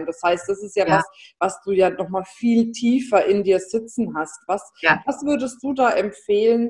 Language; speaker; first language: German; native; German